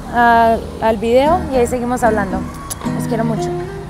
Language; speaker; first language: Spanish; early bilingual, heritage; Spanish